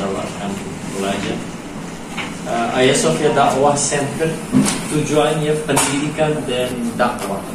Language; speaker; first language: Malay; non-native, fluent; Turkish